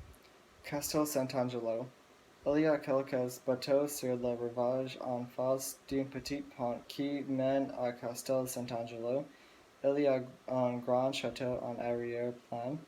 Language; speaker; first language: French; non-native, learner; English